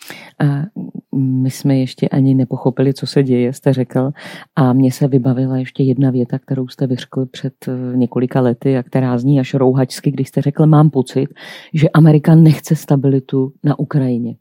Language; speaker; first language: Czech; native; Czech